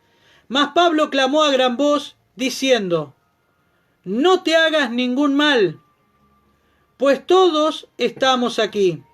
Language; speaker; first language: Spanish; native; Spanish